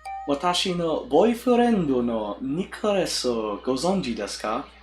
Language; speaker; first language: Japanese; non-native, learner; English